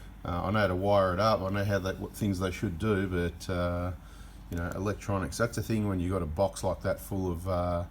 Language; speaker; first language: English; native; English